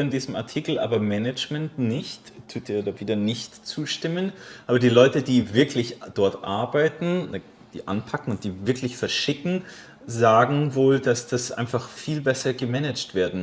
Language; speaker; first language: German; native; German